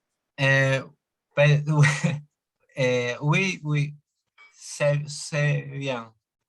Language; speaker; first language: French; non-native, learner; Spanish